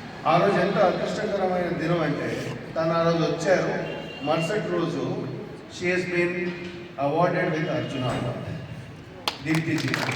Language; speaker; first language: Telugu; native; Telugu